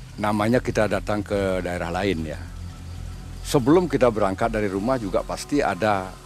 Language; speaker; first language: Indonesian; non-native, local second language; Balinese